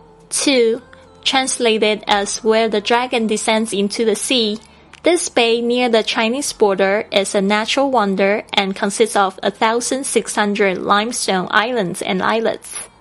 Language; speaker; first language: English; non-native, fluent; Chinese